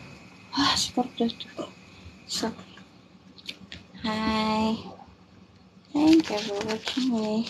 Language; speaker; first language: English; non-native, local second language; Filipino